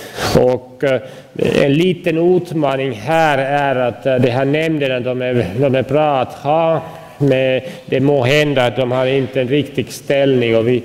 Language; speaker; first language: Swedish; non-native, local second language; Finnish